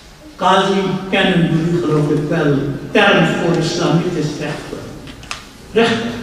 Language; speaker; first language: Dutch; non-native, fluent; Urdu